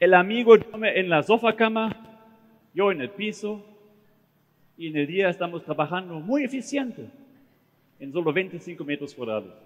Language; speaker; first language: Spanish; non-native, fluent; German